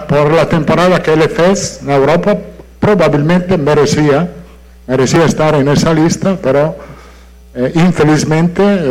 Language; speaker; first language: Portuguese; non-native, fluent; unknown